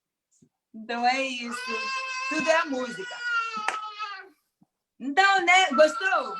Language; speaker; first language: Portuguese; non-native, local second language; Mandingo